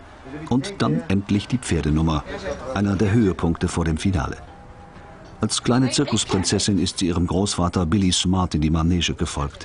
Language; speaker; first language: German; native; German